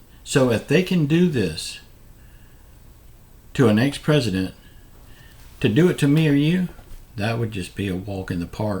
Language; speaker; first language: English; native; English